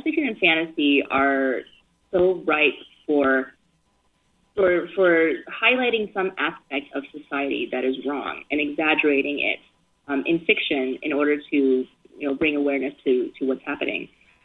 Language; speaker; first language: English; early bilingual, other home language; Chinese